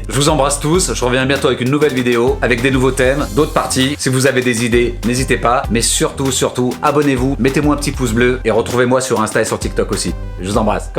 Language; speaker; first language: French; native; French